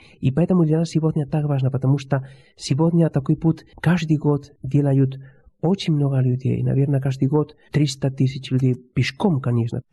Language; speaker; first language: Russian; non-native, fluent; Spanish